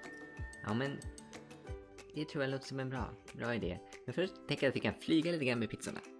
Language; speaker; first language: Swedish; native; Swedish